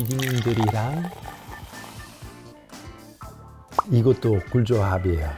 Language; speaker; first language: Korean; non-native, fluent; Italian